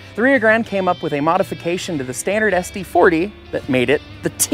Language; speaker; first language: English; native; English